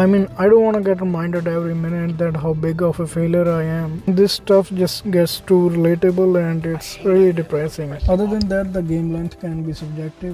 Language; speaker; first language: English; non-native, fluent; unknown